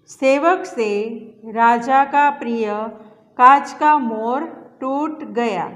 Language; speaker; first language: Hindi; non-native, local second language; Gujarati